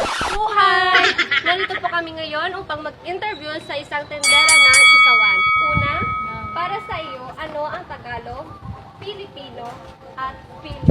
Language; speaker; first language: Filipino; non-native, local second language; Hiligaynon